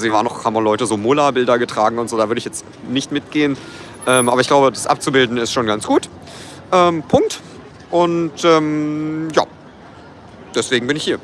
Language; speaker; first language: German; native; German